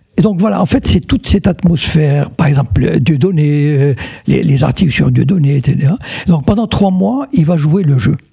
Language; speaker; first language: French; non-native, local second language; Arabic